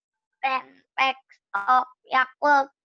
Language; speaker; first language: English; non-native, learner; Indonesian